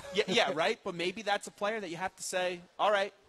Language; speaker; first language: English; native; English